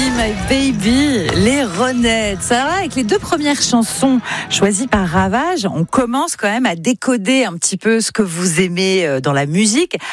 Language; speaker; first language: French; native; French